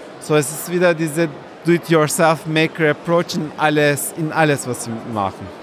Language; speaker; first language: German; non-native, fluent; Turkish